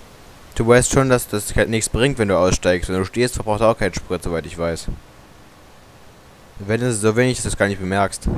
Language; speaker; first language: German; native; German